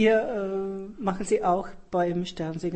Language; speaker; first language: German; non-native, fluent; Czech